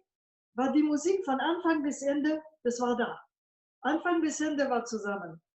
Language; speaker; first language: German; non-native, fluent; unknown